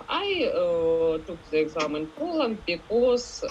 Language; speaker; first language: English; non-native, fluent; Ukrainian